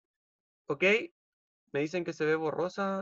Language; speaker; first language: Spanish; native; Spanish